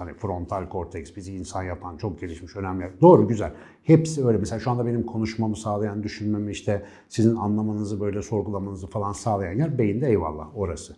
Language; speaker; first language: Turkish; native; Turkish